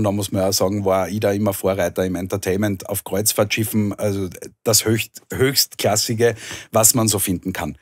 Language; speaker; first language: German; native; German